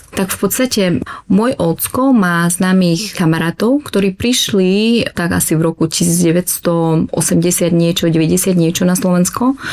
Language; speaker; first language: Slovak; early bilingual, other home language; Vietnamese